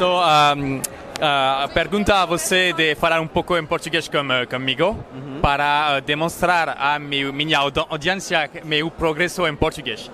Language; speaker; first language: Portuguese; non-native, learner; French